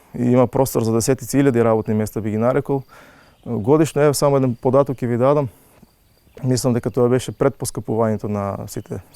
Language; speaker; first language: Macedonian; native; Macedonian